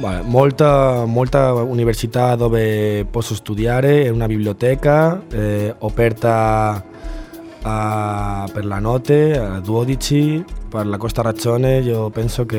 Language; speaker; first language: Italian; non-native, learner; Spanish